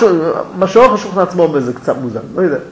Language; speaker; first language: Hebrew; non-native, fluent; English